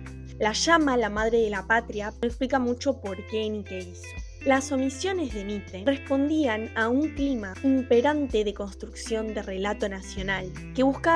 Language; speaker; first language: Spanish; native; Spanish